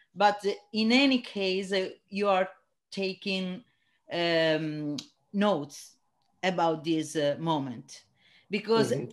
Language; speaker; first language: English; non-native, learner; Italian